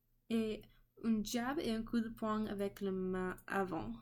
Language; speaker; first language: French; non-native, learner; English